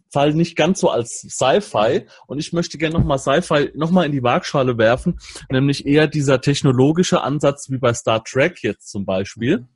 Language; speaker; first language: German; native; German